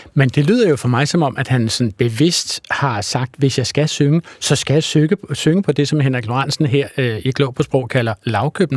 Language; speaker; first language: Danish; native; Danish